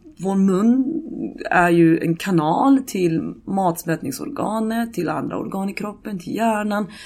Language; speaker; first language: Swedish; early bilingual, other home language; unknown